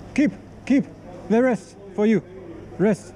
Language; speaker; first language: English; non-native, fluent; German